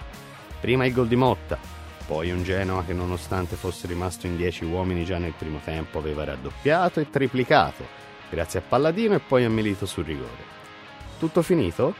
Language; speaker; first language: Italian; native; Italian